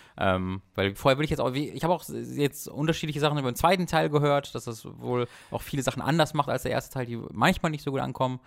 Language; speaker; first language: German; native; German